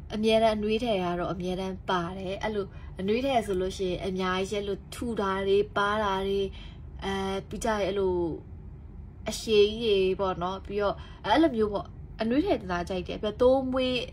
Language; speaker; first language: Burmese; native; Burmese